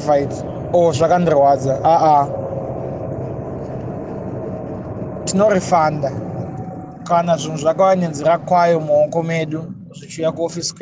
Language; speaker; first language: English; non-native, local second language; Shona